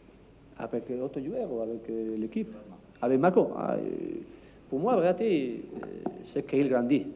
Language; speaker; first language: French; non-native, learner; Spanish